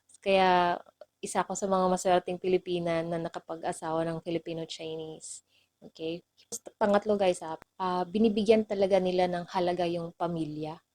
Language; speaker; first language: Filipino; non-native, local second language; Cebuano